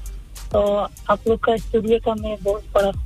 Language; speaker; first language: Hindi; non-native, learner; Bangla